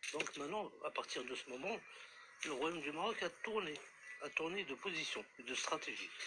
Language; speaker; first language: French; non-native, local second language; Arabic